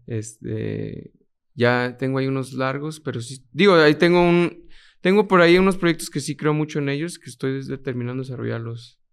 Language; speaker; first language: Spanish; native; Spanish